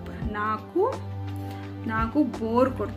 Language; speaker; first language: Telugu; non-native, fluent; Hindi